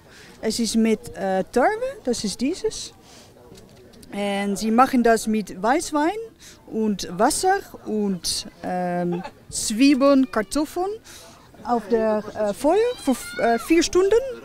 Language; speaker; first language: German; non-native, learner; Dutch